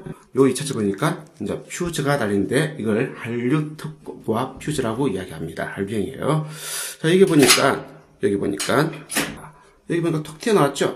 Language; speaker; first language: Korean; native; Korean